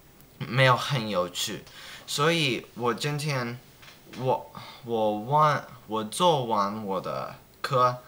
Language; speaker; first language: Chinese; non-native, learner; English